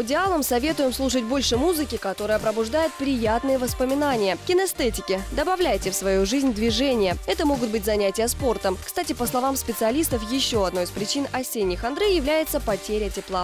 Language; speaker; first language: Russian; native; Russian